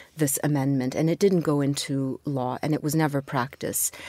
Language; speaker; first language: English; non-native, fluent; Arabic